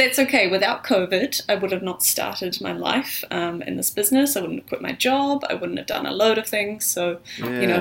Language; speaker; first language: English; native; English